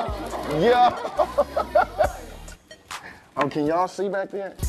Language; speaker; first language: English; native; English